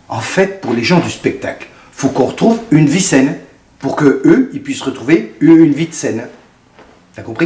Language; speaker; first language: French; native; French